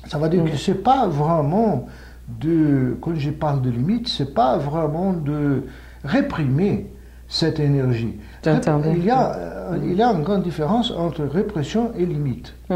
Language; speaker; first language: French; non-native, fluent; Portuguese